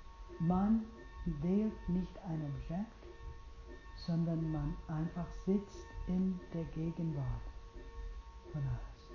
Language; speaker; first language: German; non-native, fluent; English